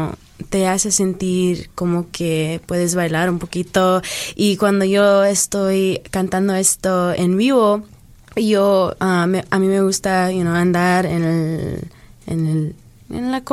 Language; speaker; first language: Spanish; early bilingual, heritage; English